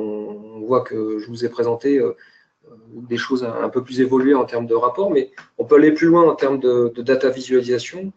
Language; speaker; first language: French; native; French